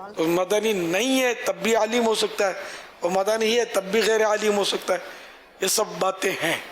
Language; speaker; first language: Urdu; non-native, local second language; Memoni